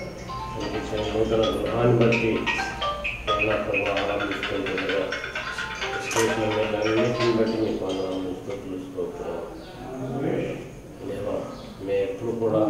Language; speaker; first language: Telugu; native; Telugu